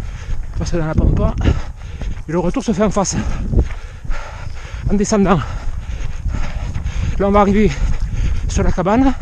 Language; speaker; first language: French; native; French